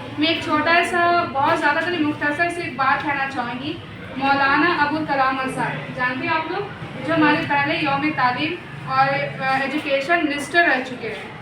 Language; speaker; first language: Urdu; native; Urdu